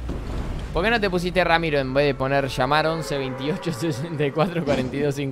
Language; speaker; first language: Spanish; native; Spanish